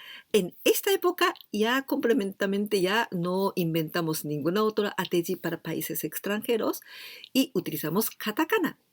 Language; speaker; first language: Spanish; non-native, fluent; Japanese